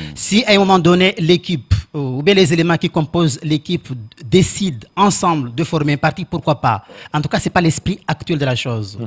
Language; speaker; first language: French; non-native, local second language; Comorian